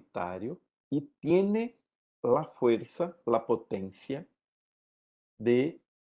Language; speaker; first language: Spanish; non-native, learner; Portuguese